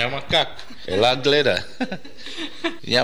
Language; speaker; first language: Bulgarian; non-native, learner; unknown